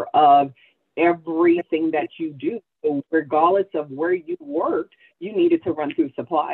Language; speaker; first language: English; native; English